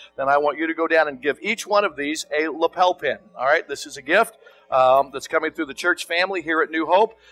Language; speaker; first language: English; native; English